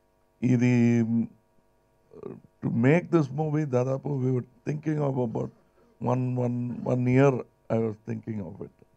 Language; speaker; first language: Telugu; non-native, fluent; Tamil